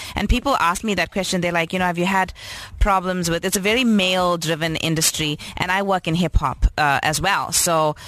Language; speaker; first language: English; native; English